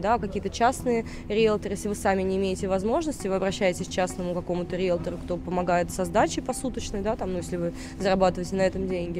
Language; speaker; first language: Russian; native; Russian